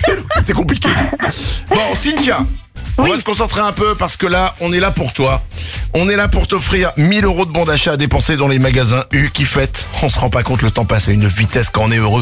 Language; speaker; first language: French; native; French